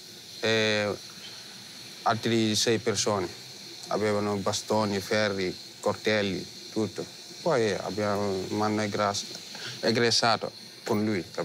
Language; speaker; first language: Italian; non-native, learner; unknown